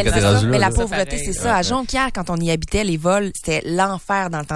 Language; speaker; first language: French; native; French